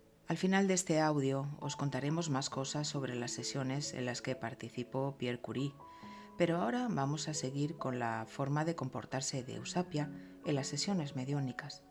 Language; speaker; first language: Spanish; native; Spanish